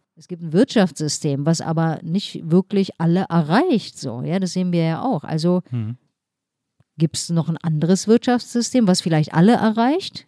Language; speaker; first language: German; early bilingual, other home language; Turkish